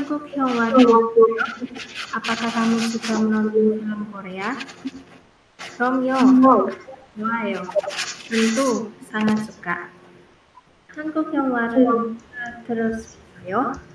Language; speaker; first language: Korean; non-native, learner; Indonesian